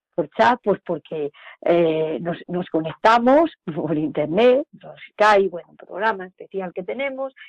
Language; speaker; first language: Spanish; native; Spanish